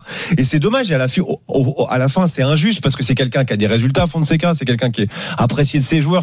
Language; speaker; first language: French; native; French